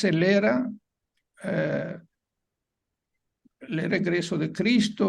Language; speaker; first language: Spanish; non-native, fluent; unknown